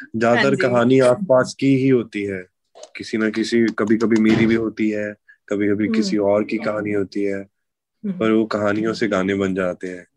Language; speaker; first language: Hindi; non-native, local second language; Punjabi